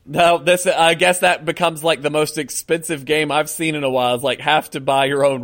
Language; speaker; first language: English; native; English